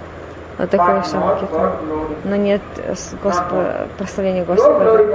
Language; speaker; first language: Russian; non-native, fluent; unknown